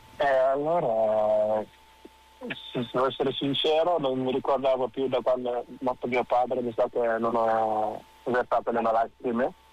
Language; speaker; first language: Italian; non-native, fluent; Wolof